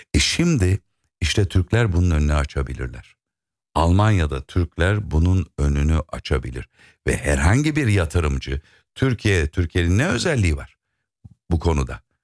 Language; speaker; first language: Turkish; native; Turkish